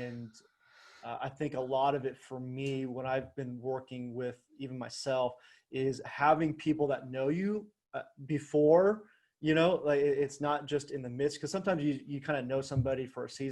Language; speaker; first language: English; native; English